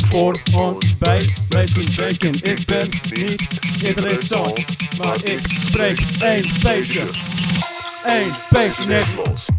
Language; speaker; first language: Dutch; non-native, learner; English